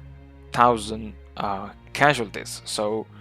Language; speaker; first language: English; non-native, fluent; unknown